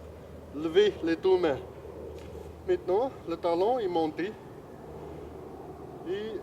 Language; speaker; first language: French; non-native, fluent; Chinese